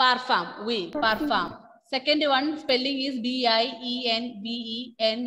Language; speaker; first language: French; non-native, fluent; Malayalam